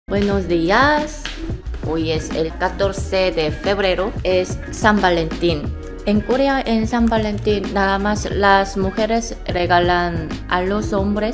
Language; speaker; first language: Spanish; non-native, fluent; Korean